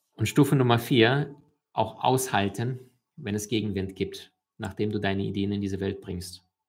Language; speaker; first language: German; early bilingual, other home language; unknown